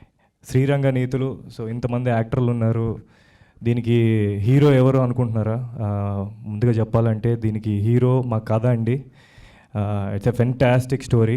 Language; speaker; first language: Telugu; native; Telugu